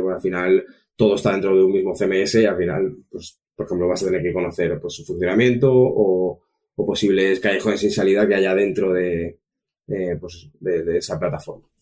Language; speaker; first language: Spanish; native; Spanish